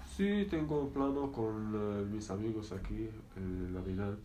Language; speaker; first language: Spanish; non-native, learner; Arabic